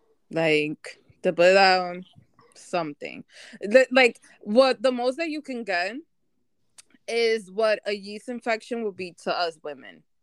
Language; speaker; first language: English; early bilingual, other home language; Spanish